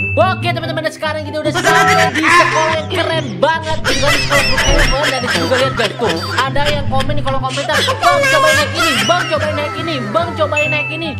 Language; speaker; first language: Indonesian; native; Indonesian